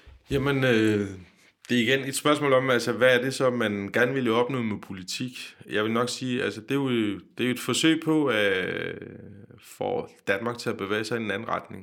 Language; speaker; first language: Danish; non-native, fluent; Turkish